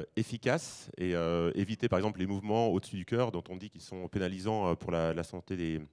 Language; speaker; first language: French; native; French